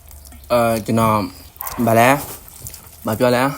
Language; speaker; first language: Burmese; non-native, learner; S'gaw Karen